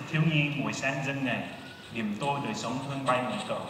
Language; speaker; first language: Vietnamese; early bilingual, other home language; English